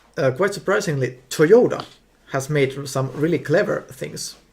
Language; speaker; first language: English; non-native, fluent; Finnish